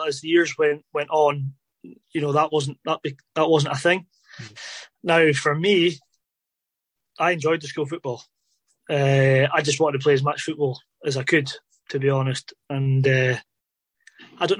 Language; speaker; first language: English; native; English